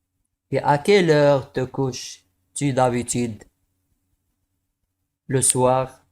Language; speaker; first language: French; non-native, local second language; Arabic